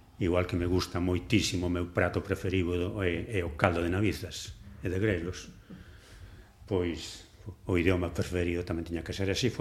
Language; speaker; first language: Galician; non-native, local second language; Spanish